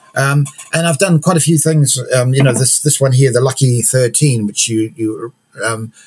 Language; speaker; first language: English; native; English